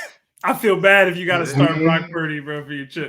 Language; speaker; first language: English; native; English